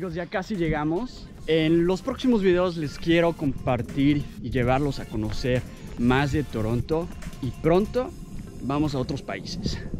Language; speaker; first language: Spanish; early bilingual, heritage; Spanish